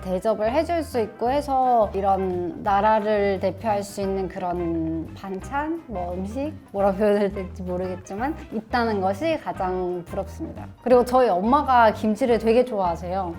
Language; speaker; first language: Korean; non-native, fluent; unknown